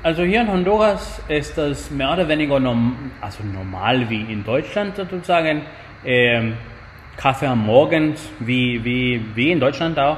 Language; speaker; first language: German; non-native, fluent; Spanish